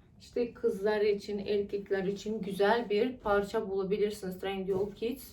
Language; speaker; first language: Turkish; non-native, fluent; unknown